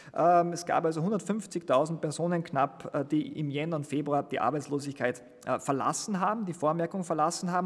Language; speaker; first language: German; native; German